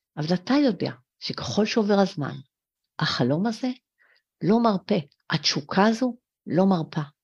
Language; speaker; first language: Hebrew; early bilingual, other home language; French